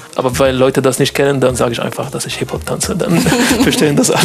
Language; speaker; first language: German; non-native, fluent; Arabic